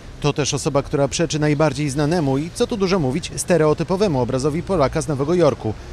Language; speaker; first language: Polish; native; Polish